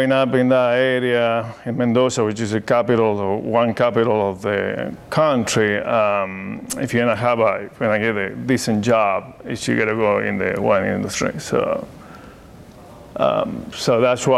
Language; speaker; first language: English; non-native, fluent; Spanish